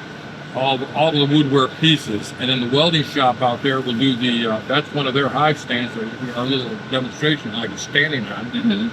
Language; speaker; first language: English; native; English